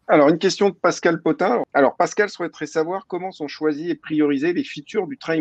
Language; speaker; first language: French; native; French